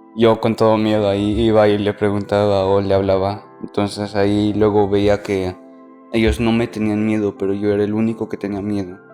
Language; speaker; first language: Spanish; native; Spanish